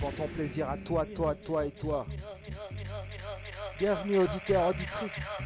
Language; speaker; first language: French; native; French